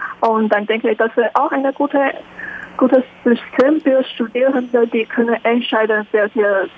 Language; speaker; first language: German; non-native, learner; Chinese